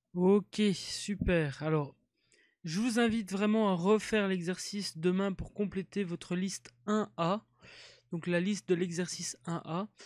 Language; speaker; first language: French; native; French